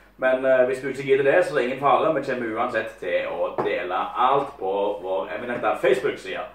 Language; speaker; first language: Norwegian; native; Norwegian